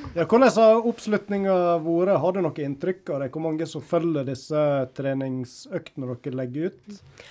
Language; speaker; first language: Norwegian; native; Norwegian